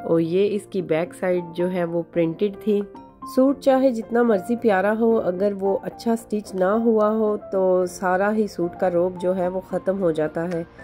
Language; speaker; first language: Urdu; non-native, local second language; Punjabi